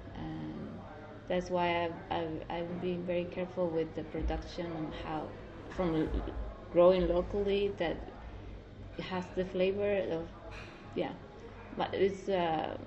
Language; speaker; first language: English; non-native, fluent; Spanish